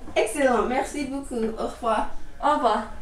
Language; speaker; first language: French; non-native, learner; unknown